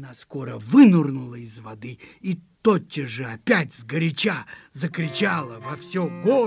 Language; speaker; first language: Russian; native; Russian